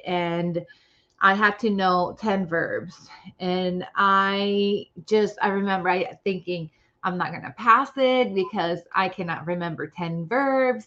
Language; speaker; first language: English; non-native, fluent; Spanish